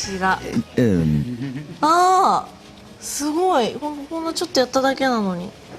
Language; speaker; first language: Japanese; native; Japanese